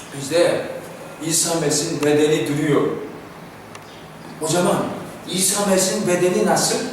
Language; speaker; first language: Turkish; non-native, fluent; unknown